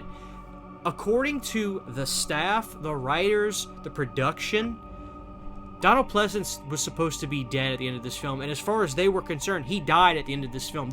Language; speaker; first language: English; native; English